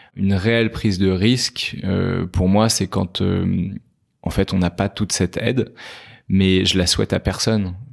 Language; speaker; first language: French; native; French